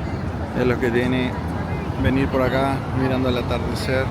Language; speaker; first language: Spanish; native; Spanish